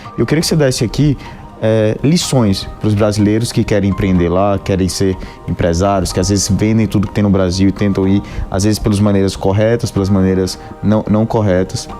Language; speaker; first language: Portuguese; native; Portuguese